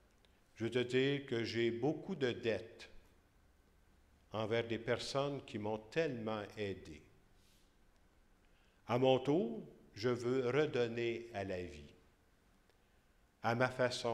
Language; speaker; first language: French; native; French